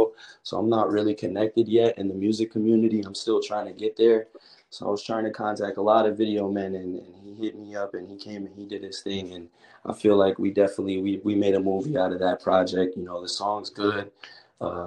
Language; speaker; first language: English; native; English